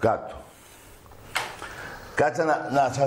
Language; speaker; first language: Greek; native; Greek